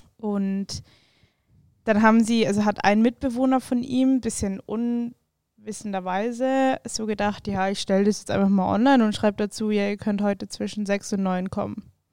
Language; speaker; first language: German; native; German